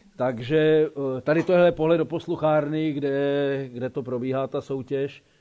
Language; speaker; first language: Czech; native; Czech